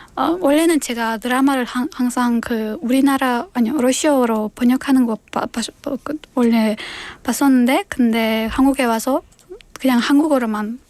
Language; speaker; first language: Korean; non-native, fluent; Kyrgyz